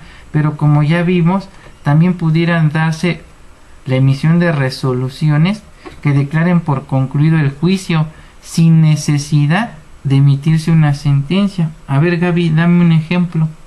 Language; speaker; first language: Spanish; native; Spanish